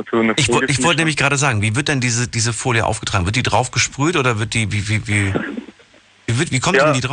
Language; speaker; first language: German; native; German